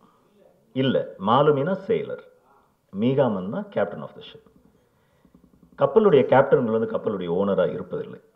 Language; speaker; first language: Tamil; native; Tamil